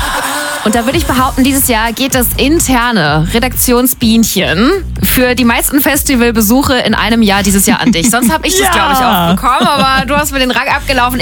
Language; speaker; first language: German; native; German